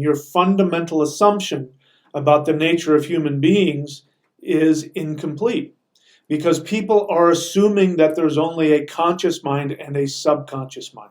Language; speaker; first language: English; native; English